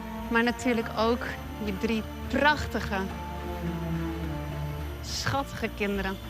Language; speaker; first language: Dutch; native; Dutch